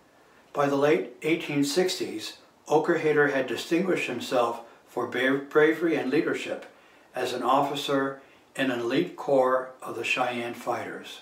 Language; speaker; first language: English; native; English